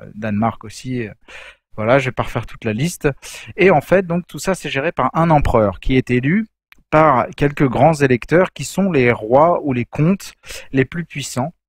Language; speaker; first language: French; native; French